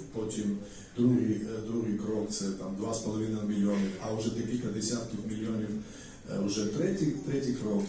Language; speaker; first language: Ukrainian; non-native, fluent; Georgian